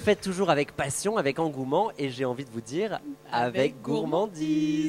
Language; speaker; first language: French; native; French